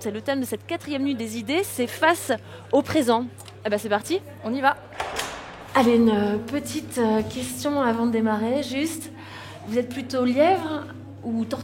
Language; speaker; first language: French; native; French